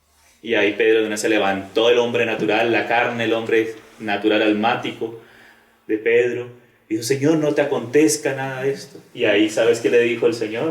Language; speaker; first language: Spanish; native; Spanish